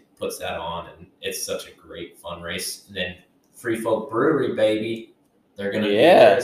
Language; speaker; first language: English; native; English